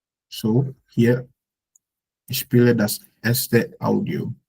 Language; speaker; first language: German; non-native, fluent; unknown